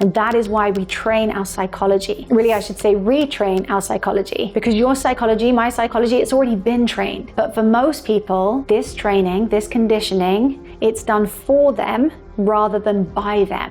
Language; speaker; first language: English; native; English